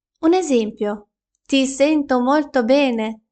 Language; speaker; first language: Italian; non-native, fluent; Ukrainian